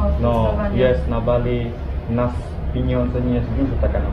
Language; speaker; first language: Polish; non-native, learner; Balinese